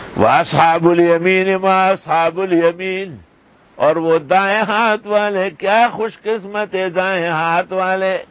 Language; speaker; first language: Urdu; non-native, local second language; Pashto